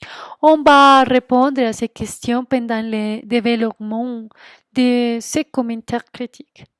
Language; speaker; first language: French; non-native, fluent; Spanish